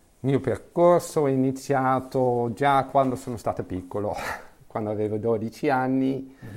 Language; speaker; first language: Italian; non-native, fluent; Dutch